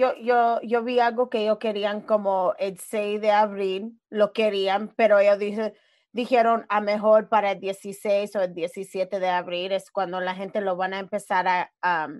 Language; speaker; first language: Spanish; early bilingual, other home language; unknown